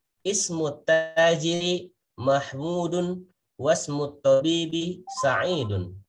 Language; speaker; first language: Arabic; non-native, fluent; Indonesian